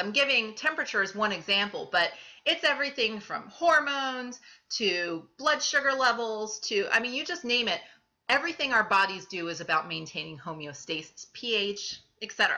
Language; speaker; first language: English; native; English